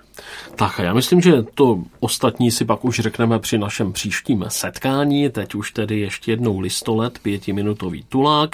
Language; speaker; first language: Czech; native; Czech